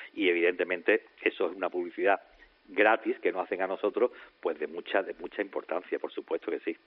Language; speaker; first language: Spanish; native; Spanish